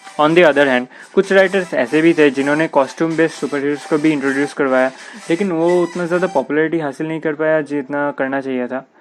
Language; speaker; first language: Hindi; non-native, local second language; Bangla